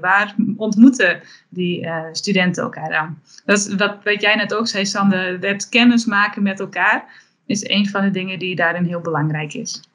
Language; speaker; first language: Dutch; native; Dutch